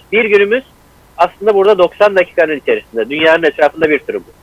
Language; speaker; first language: Turkish; native; Turkish